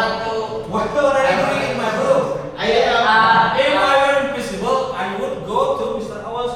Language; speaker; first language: English; non-native, learner; Indonesian